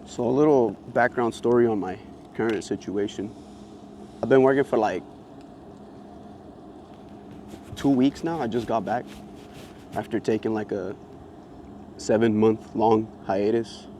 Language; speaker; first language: English; native; English